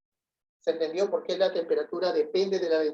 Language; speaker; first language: Spanish; native; Spanish